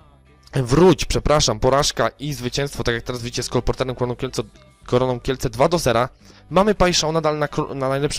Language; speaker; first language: Polish; native; Polish